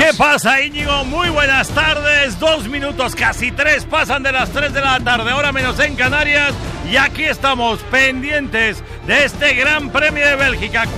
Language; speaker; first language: Spanish; native; Spanish